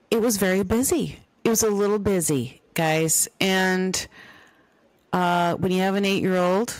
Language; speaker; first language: English; native; English